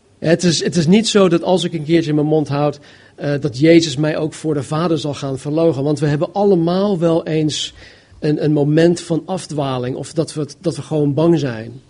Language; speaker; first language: Dutch; non-native, fluent; English